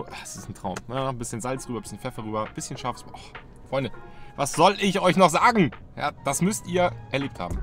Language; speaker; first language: German; native; German